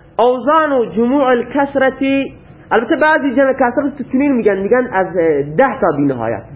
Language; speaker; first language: Persian; non-native, local second language; Baluchi